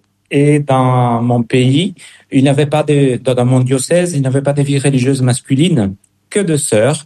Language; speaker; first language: French; non-native, fluent; Spanish